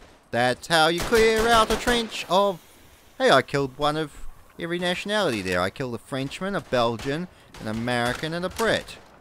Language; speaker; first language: English; native; English